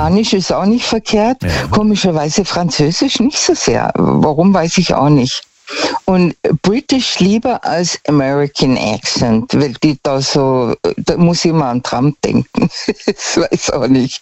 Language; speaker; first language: German; native; German